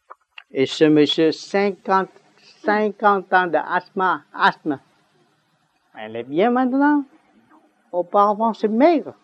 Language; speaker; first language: French; non-native, learner; Vietnamese